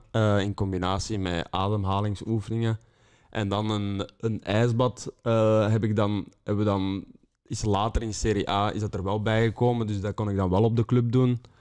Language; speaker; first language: Dutch; native; Dutch